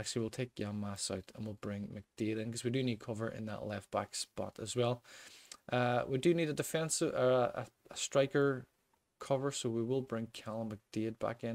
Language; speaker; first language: English; native; English